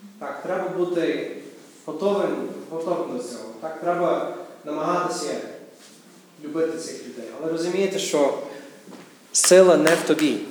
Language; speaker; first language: Ukrainian; non-native, fluent; English